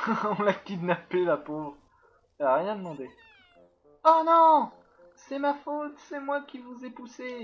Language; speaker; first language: French; native; French